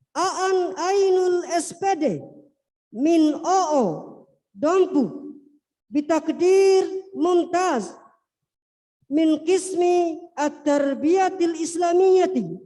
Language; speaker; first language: Arabic; non-native, fluent; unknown